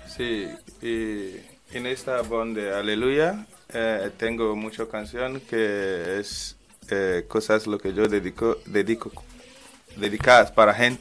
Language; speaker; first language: Spanish; non-native, learner; English